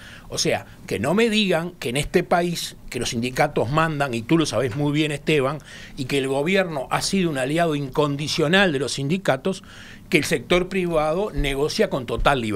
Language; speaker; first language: Spanish; native; Spanish